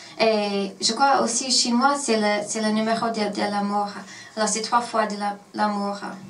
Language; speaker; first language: French; non-native, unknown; English